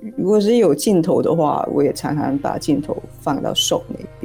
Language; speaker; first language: Chinese; non-native, local second language; Cantonese